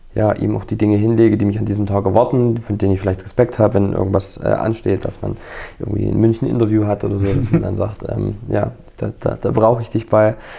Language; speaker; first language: German; native; German